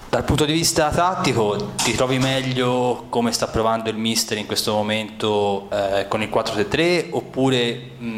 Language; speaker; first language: Italian; native; Italian